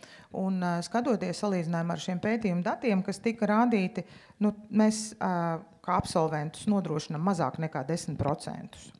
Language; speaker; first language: Latvian; native; Latvian